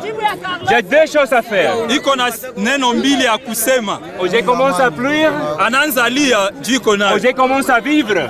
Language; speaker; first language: French; non-native, fluent; Spanish